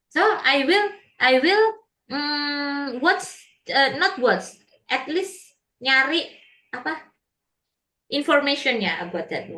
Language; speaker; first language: English; non-native, learner; Indonesian